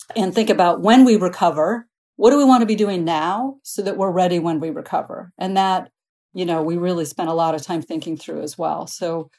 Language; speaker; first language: English; native; English